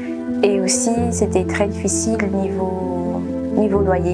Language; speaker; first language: French; early bilingual, other home language; Portuguese